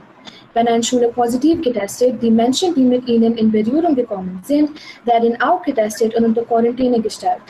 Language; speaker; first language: German; non-native, learner; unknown